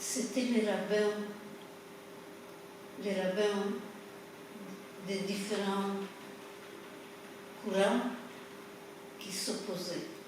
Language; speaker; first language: French; non-native, fluent; Polish